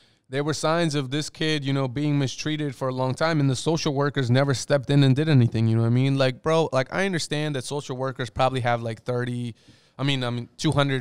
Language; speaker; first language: English; early bilingual, other home language; Spanish